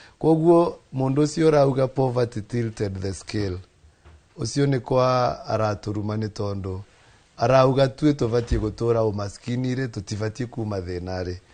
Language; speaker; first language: Kikuyu; non-native, local second language; Embu